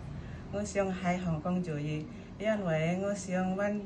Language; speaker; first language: Cantonese; non-native, learner; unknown